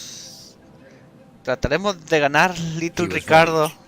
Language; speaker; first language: Spanish; native; Spanish